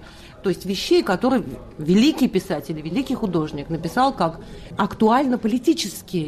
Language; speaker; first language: Russian; native; Russian